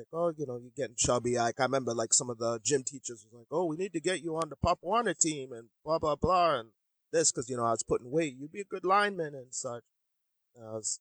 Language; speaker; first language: English; native; English